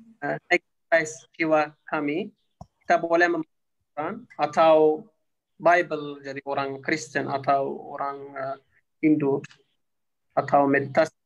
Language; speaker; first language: Indonesian; non-native, learner; Turkish